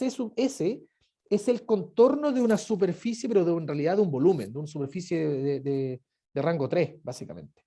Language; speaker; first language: Spanish; native; Spanish